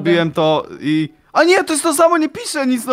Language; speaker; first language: Polish; native; Polish